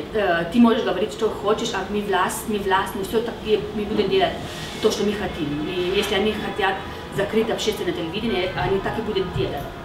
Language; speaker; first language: Russian; non-native, fluent; Slovenian